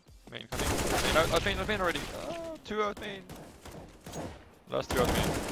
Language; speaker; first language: English; non-native, fluent; French